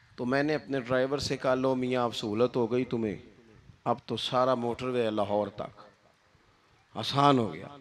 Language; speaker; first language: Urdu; non-native, local second language; Punjabi